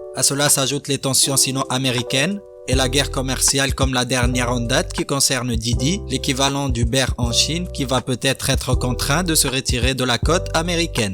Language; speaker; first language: French; native; French